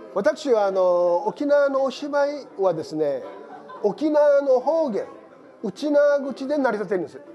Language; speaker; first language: Japanese; native; Japanese